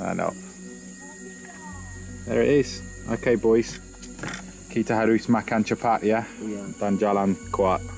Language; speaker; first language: Indonesian; non-native, learner; English